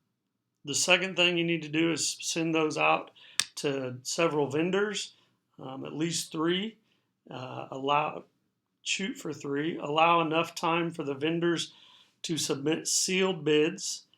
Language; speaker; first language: English; native; English